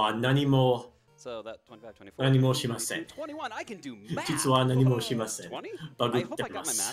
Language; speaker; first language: Japanese; non-native, learner; English